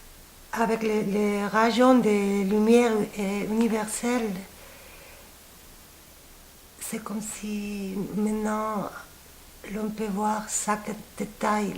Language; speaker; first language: French; non-native, fluent; Spanish